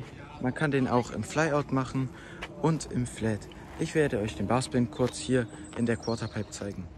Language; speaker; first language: German; native; German